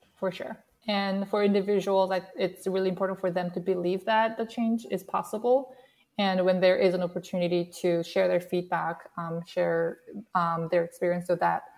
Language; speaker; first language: English; non-native, fluent; Korean